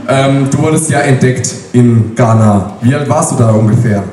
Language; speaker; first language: German; native; German